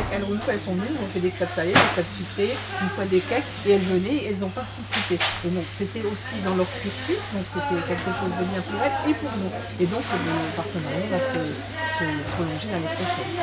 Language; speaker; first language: French; native; French